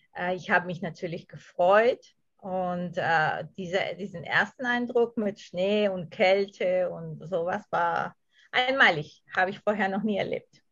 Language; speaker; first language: German; non-native, fluent; Spanish